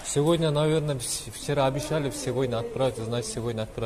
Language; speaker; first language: Russian; non-native, local second language; Kyrgyz